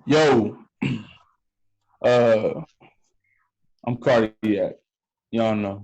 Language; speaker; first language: English; native; English